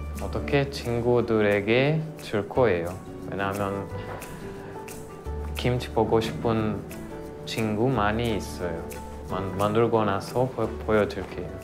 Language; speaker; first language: Korean; non-native, learner; Portuguese